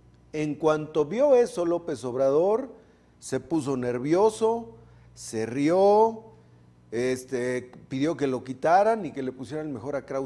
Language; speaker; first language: Spanish; native; Spanish